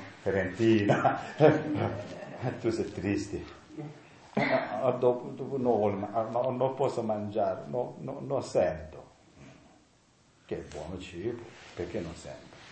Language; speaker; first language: Italian; non-native, learner; Tibetan